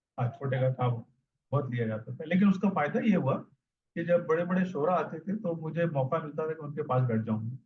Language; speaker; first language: Urdu; native; Urdu